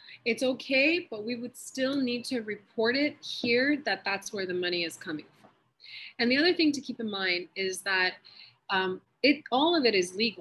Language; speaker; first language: English; early bilingual, other home language; Persian